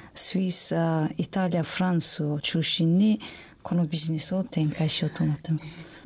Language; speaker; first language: Japanese; non-native, fluent; Uzbek